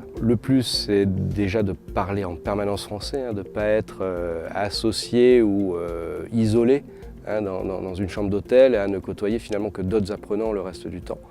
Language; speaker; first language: French; native; French